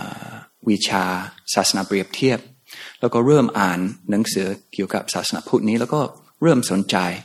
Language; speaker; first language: Thai; non-native, fluent; English